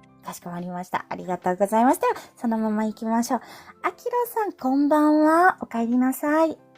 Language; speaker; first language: Japanese; non-native, fluent; Filipino